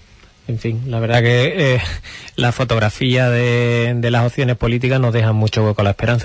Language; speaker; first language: Spanish; native; Spanish